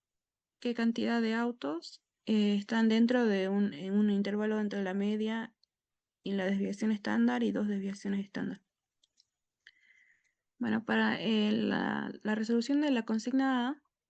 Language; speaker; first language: Spanish; native; Spanish